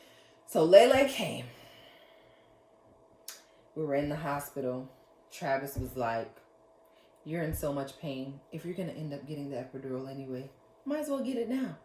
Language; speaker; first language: English; native; English